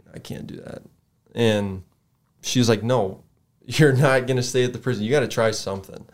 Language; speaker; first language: English; native; English